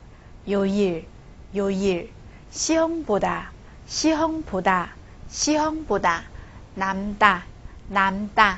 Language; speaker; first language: Korean; non-native, fluent; Chinese